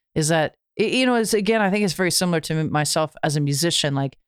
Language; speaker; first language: English; native; English